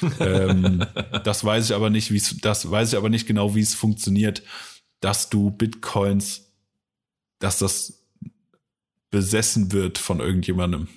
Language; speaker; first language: German; native; German